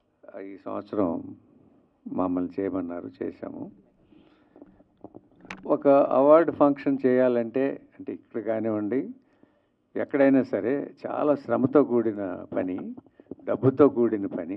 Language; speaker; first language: Telugu; native; Telugu